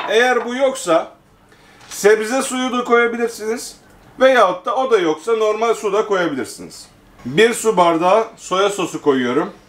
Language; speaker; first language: Turkish; native; Turkish